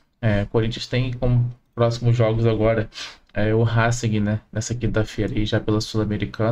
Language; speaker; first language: Portuguese; native; Portuguese